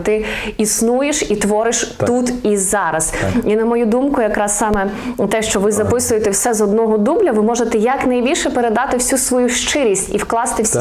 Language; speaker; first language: Ukrainian; native; Ukrainian